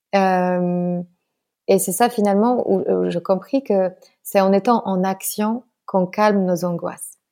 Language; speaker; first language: French; non-native, fluent; Polish